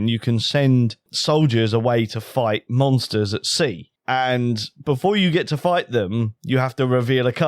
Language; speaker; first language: English; native; English